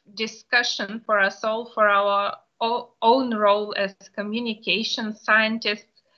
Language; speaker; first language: English; non-native, fluent; Lithuanian